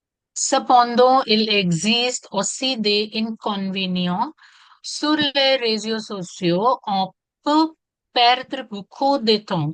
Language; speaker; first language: French; non-native, learner; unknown